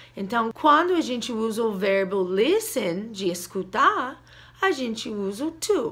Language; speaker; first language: Portuguese; non-native, fluent; English